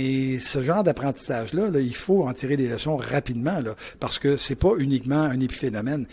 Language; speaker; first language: French; native; French